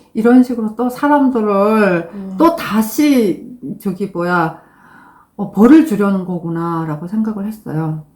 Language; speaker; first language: Korean; native; Korean